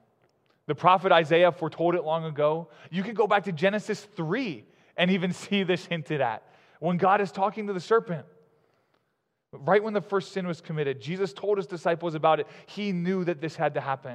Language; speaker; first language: English; native; English